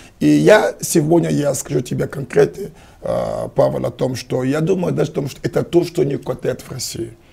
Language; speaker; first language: Russian; non-native, fluent; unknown